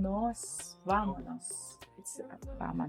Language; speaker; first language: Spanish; non-native, learner; Filipino